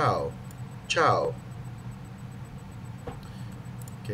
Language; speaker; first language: Italian; non-native, learner; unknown